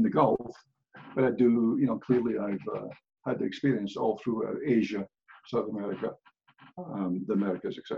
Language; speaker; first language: English; native; English